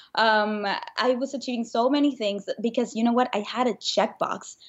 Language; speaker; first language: English; non-native, fluent; Spanish